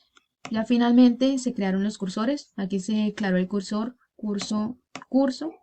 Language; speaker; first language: Spanish; native; Spanish